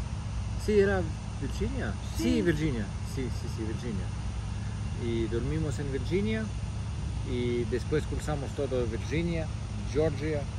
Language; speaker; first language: Spanish; native; Spanish